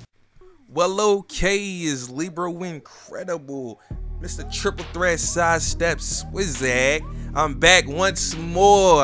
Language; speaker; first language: English; native; English